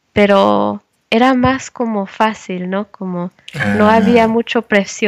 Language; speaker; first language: Spanish; non-native, learner; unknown